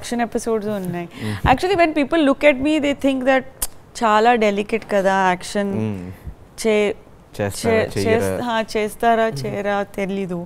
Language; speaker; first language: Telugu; non-native, fluent; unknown